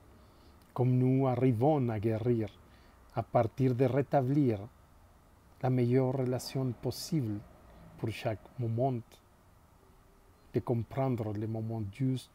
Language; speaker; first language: French; non-native, fluent; Spanish